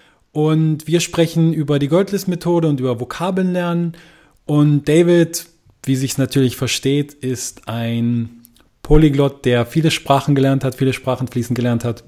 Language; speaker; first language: German; native; German